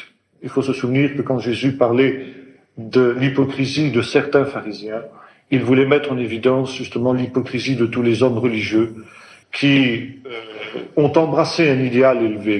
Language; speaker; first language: French; native; French